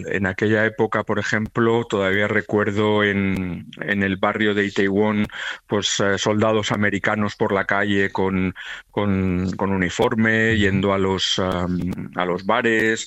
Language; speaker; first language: Spanish; native; Spanish